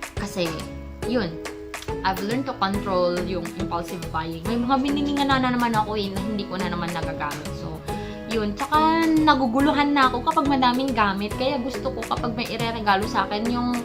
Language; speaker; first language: Filipino; non-native, local second language; Iloko